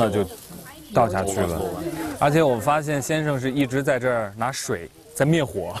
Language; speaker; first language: Chinese; native; Chinese